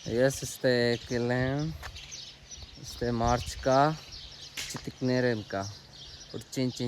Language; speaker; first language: Armenian; non-native, learner; Hindi